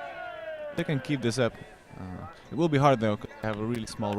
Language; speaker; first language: English; non-native, fluent; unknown